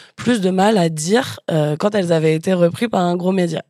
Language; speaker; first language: French; native; French